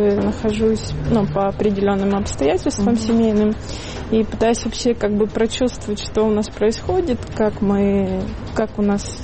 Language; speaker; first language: Russian; native; Russian